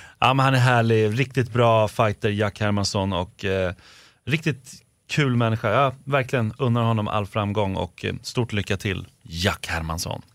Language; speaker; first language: Swedish; native; Swedish